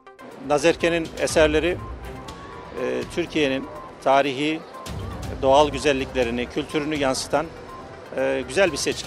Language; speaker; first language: Turkish; native; Turkish